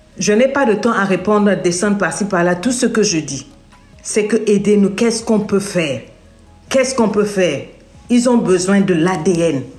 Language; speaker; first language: French; non-native, local second language; Lingala